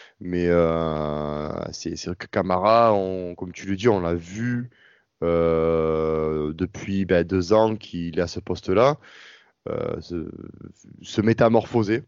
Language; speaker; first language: French; native; French